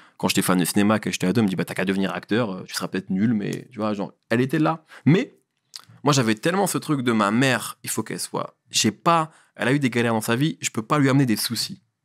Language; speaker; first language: French; early bilingual, other home language; Arabic